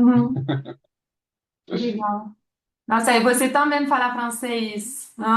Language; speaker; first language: Portuguese; non-native, fluent; French